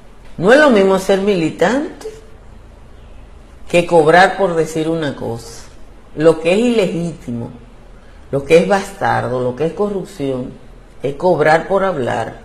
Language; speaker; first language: Spanish; native; Spanish